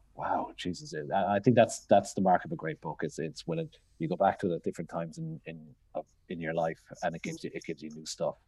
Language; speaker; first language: English; native; English